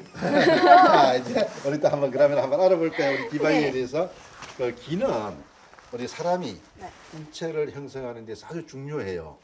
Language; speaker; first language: Korean; native; Korean